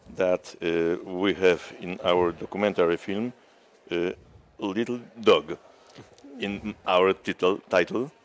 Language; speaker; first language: English; non-native, learner; Polish